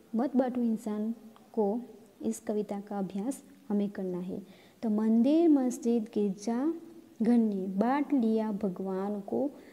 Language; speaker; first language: Hindi; non-native, local second language; Gamit